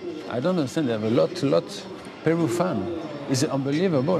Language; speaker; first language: English; non-native, fluent; French